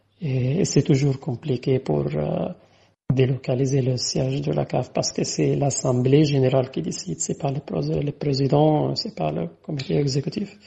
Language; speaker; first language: French; non-native, fluent; Arabic